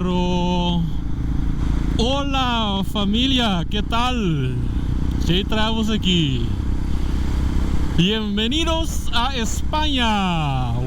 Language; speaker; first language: Spanish; non-native, learner; Papiamento